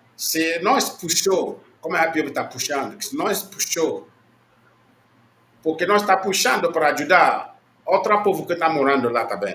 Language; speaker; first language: Portuguese; non-native, learner; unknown